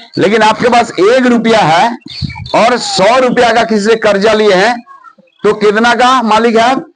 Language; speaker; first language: Hindi; non-native, local second language; Bangla